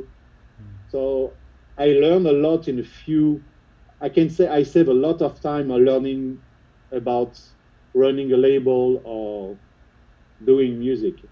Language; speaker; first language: English; non-native, fluent; French